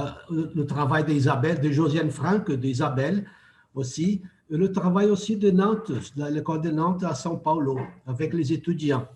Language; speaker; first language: French; non-native, fluent; Portuguese